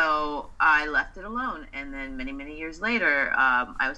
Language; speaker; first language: English; native; English